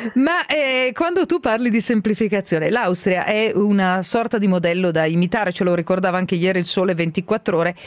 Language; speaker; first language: Italian; native; Italian